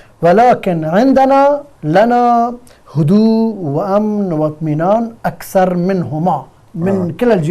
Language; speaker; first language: Arabic; non-native, fluent; Persian